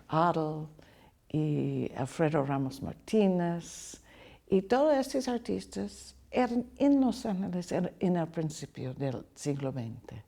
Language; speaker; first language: Spanish; non-native, learner; English